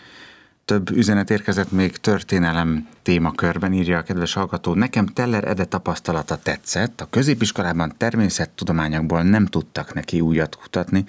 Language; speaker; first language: Hungarian; native; Hungarian